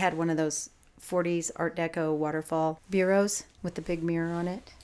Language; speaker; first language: English; native; English